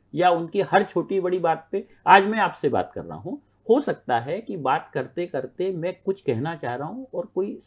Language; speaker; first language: Hindi; native; Hindi